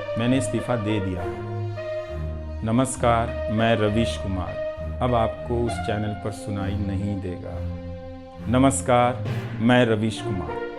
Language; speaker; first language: Hindi; non-native, local second language; Bhojpuri